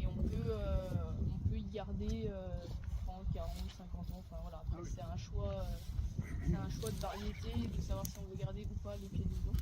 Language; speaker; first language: French; native; French